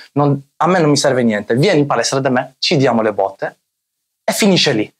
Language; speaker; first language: Italian; early bilingual, other home language; Arabic